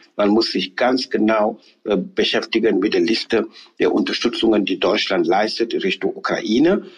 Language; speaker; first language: German; non-native, fluent; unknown